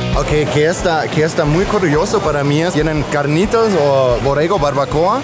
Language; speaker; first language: Spanish; non-native, fluent; German